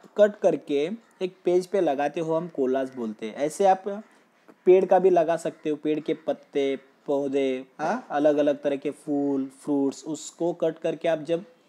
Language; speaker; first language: Hindi; non-native, local second language; Marathi